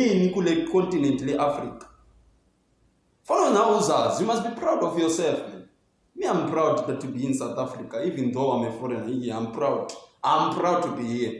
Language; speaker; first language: English; non-native, local second language; Zulu